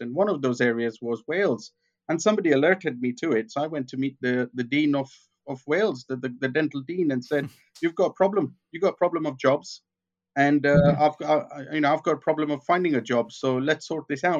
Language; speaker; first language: English; non-native, local second language; Gujarati